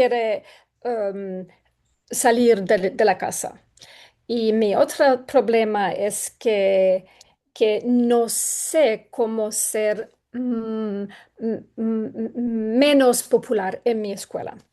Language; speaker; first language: Spanish; non-native, learner; English